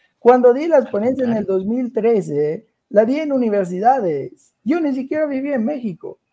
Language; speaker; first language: Spanish; non-native, fluent; Italian